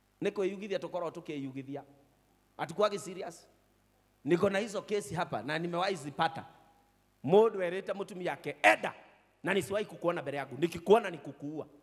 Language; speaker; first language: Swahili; non-native, local second language; Kikuyu